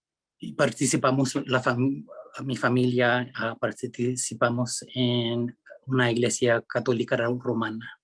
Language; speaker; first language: Spanish; early bilingual, heritage; Spanish